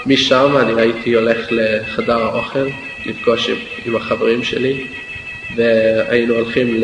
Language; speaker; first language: Hebrew; non-native, fluent; English